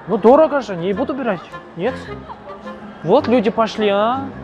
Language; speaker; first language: Russian; non-native, local second language; Kazakh